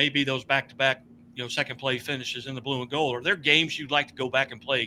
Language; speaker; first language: English; native; English